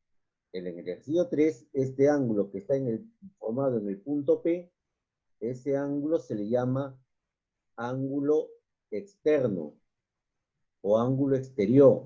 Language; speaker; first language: Spanish; native; Spanish